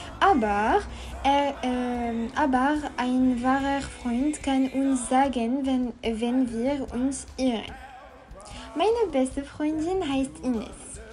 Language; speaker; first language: German; non-native, learner; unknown